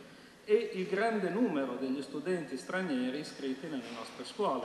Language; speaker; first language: Italian; native; Italian